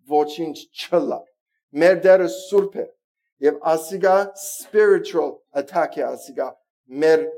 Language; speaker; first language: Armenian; early bilingual, heritage; Armenian